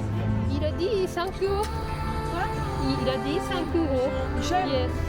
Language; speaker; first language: French; non-native, learner; Japanese